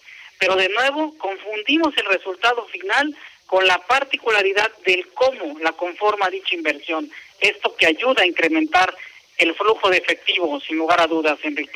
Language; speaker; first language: Spanish; native; Spanish